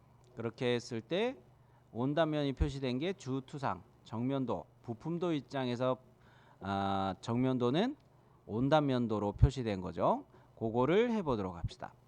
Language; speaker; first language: Korean; native; Korean